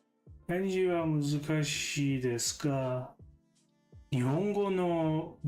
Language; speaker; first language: Japanese; non-native, learner; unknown